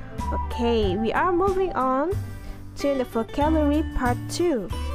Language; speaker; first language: English; non-native, fluent; Indonesian